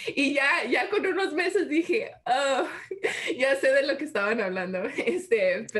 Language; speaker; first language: Spanish; early bilingual, heritage; Spanish